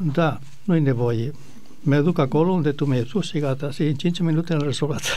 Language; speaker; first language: Romanian; non-native, fluent; Spanish